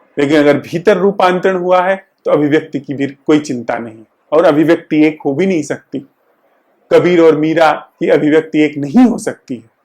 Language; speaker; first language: Hindi; native; Hindi